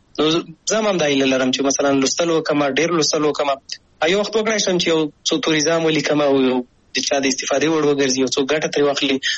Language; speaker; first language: Pashto; native; Pashto